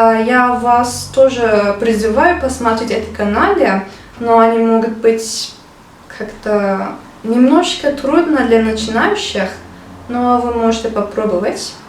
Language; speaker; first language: Russian; non-native, learner; Turkish